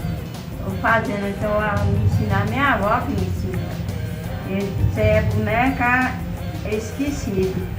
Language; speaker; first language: Portuguese; non-native, local second language; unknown